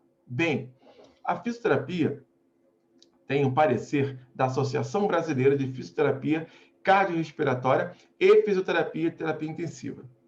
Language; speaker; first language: Portuguese; native; Portuguese